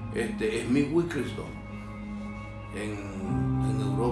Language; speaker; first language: Spanish; native; Spanish